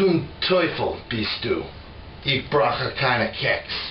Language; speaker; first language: German; non-native, learner; English